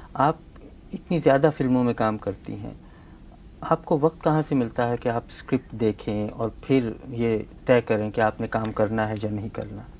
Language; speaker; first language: Hindi; native; Hindi